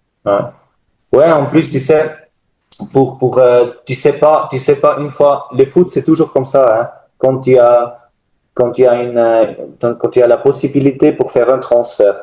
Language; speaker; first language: French; non-native, learner; German